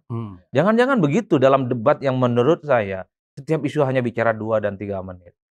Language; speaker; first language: Indonesian; non-native, local second language; Madurese